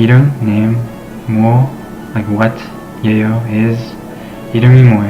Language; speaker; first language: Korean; non-native, learner; English